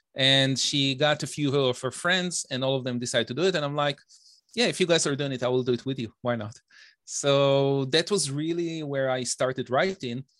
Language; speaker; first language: English; non-native, fluent; Hebrew